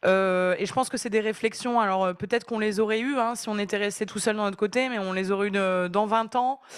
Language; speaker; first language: French; native; French